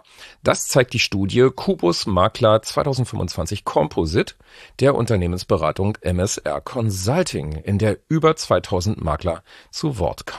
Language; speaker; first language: German; native; German